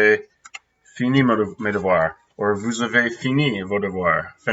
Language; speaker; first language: French; non-native, fluent; English